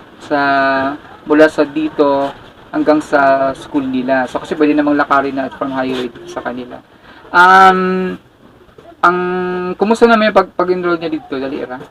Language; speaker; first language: Filipino; non-native, local second language; Cebuano